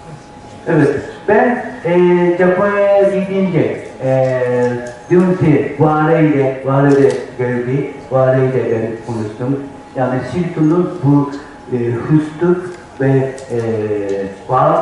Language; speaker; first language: Turkish; non-native, learner; Japanese